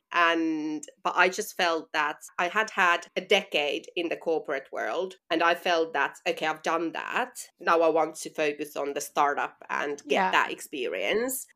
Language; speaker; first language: English; non-native, fluent; Finnish